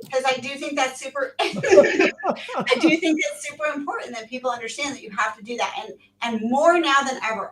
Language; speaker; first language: English; native; English